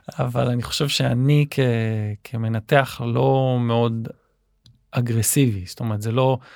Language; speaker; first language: Hebrew; native; Hebrew